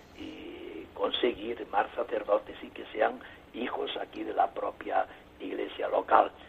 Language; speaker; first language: Spanish; native; Spanish